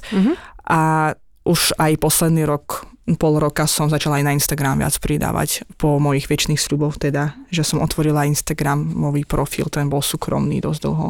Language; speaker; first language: Slovak; non-native, fluent; Azerbaijani